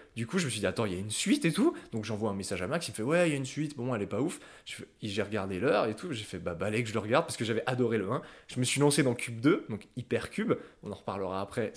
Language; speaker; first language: French; native; French